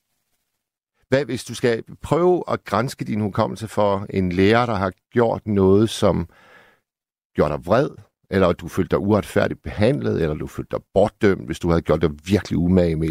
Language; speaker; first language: Danish; native; Danish